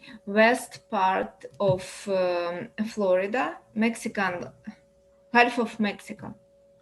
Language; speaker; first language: English; non-native, learner; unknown